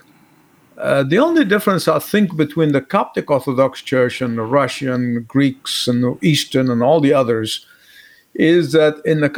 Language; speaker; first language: English; native; English